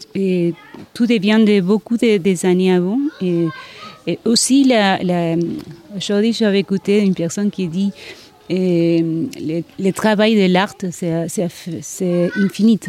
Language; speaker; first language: French; non-native, learner; Spanish